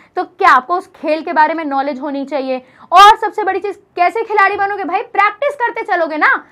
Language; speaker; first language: Hindi; native; Hindi